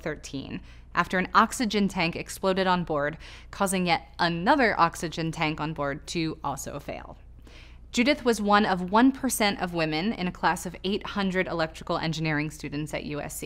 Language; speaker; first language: English; native; English